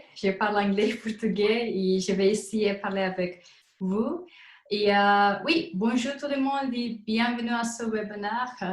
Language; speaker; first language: French; non-native, learner; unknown